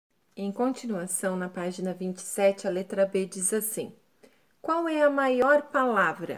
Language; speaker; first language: Portuguese; native; Portuguese